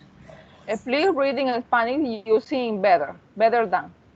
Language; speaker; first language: English; non-native, learner; Spanish